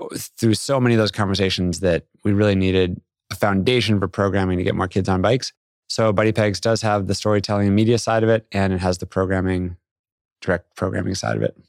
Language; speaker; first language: English; native; English